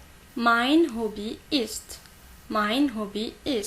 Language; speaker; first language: German; non-native, learner; Arabic